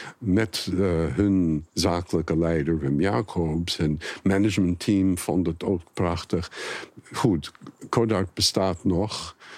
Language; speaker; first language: Dutch; non-native, fluent; English